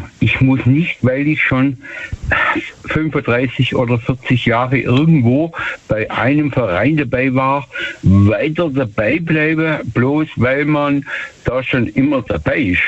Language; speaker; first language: German; native; German